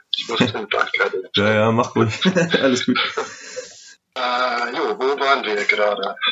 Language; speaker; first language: German; non-native, fluent; English